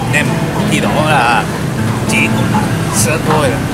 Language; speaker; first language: Vietnamese; non-native, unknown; Japanese